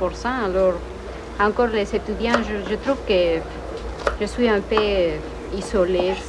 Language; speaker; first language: French; non-native, learner; Spanish